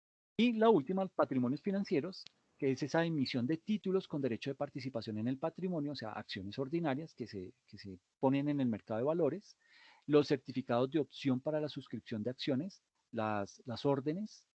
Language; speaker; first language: Spanish; native; Spanish